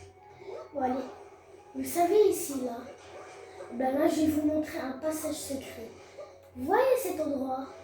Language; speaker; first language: French; native; French